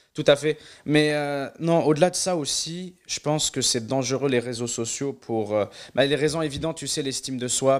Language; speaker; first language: French; non-native, local second language; Arabic